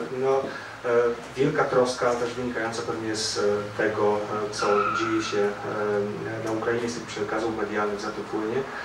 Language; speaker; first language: Polish; native; Polish